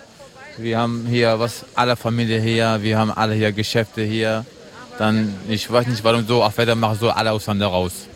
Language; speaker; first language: German; non-native, learner; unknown